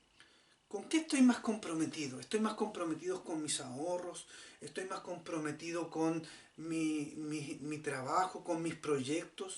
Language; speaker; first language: Spanish; native; Spanish